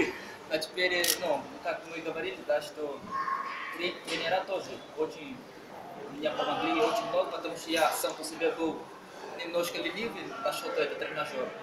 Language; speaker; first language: Russian; non-native, learner; Portuguese